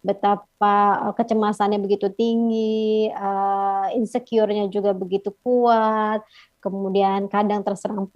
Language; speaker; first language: Indonesian; native; Indonesian